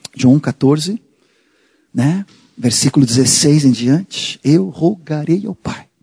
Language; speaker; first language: Portuguese; non-native, fluent; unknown